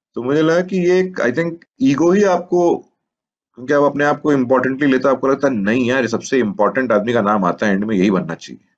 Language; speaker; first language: Hindi; native; Hindi